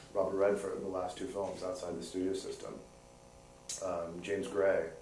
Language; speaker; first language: English; native; English